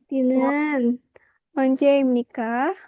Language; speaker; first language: Korean; non-native, fluent; Indonesian